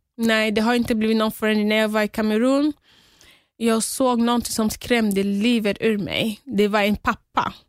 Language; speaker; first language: Swedish; early bilingual, other home language; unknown